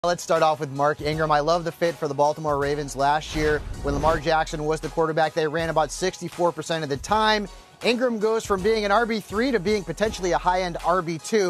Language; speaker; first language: English; native; English